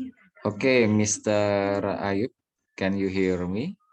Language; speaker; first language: English; non-native, learner; Indonesian